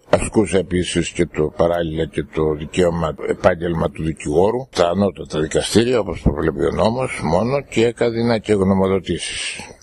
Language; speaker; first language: Greek; native; Greek